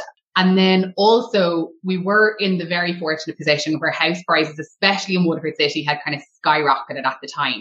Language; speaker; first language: English; native; English